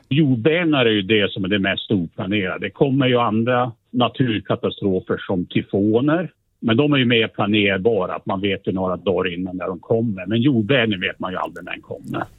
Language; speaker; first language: Swedish; native; Swedish